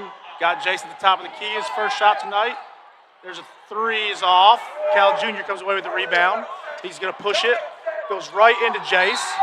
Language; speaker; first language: English; native; English